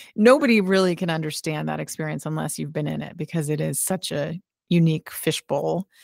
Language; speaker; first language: English; native; English